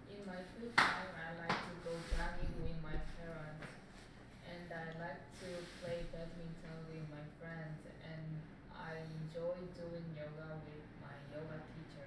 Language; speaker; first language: English; non-native, learner; Korean